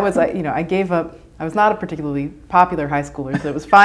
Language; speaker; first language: English; native; English